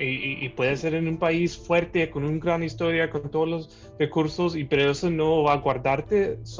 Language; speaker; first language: Spanish; early bilingual, heritage; Spanish